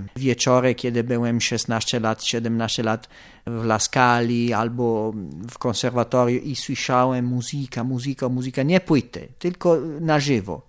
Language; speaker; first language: Polish; non-native, fluent; Italian